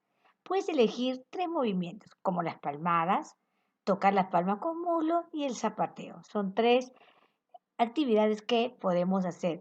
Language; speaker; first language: Spanish; native; Spanish